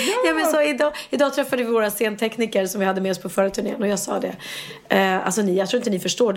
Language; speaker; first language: Swedish; native; Swedish